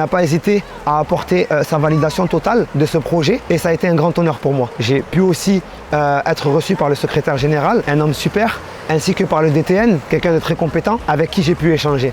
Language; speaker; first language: French; native; French